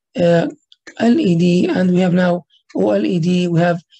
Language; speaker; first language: English; non-native, fluent; Arabic